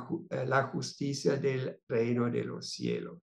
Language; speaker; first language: Spanish; non-native, fluent; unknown